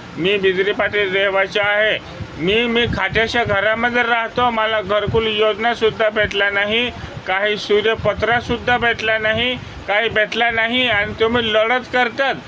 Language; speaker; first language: Marathi; non-native, local second language; Bhili